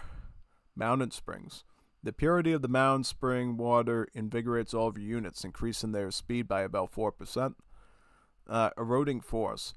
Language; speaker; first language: English; native; English